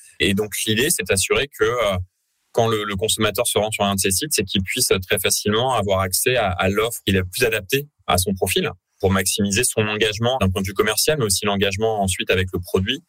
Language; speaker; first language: French; native; French